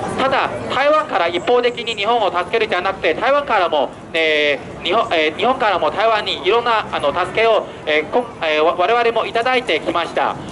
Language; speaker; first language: Japanese; non-native, fluent; Chinese